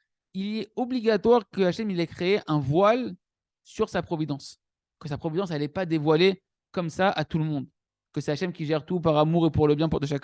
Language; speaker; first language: French; native; French